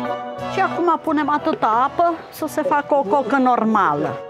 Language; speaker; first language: Romanian; non-native, local second language; Czech